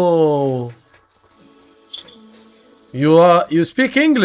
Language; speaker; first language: English; non-native, learner; Arabic